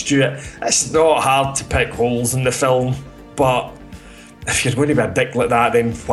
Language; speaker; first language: English; native; English